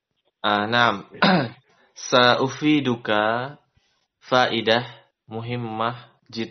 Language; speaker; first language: Arabic; non-native, fluent; Indonesian